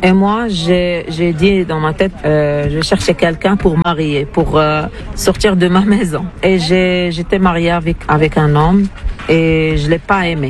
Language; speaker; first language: French; non-native, local second language; Arabic